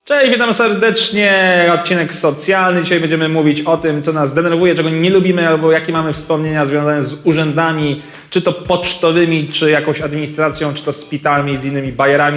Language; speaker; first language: Polish; native; Polish